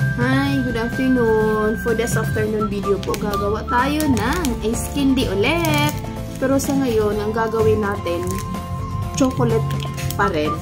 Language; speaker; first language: Filipino; non-native, local second language; Cebuano